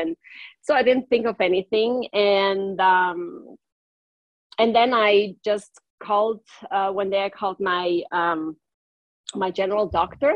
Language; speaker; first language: English; non-native, fluent; German